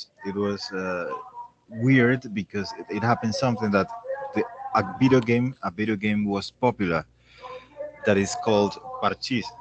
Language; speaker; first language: English; non-native, learner; Spanish